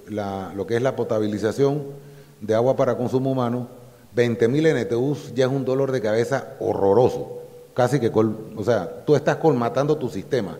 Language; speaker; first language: Spanish; native; Spanish